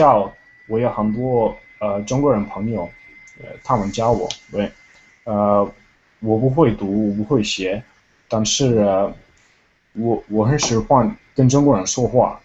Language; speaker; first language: Chinese; non-native, learner; Tamil